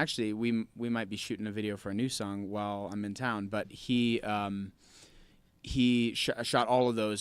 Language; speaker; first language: English; native; English